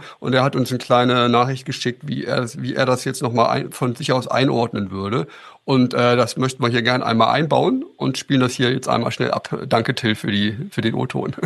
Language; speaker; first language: German; native; German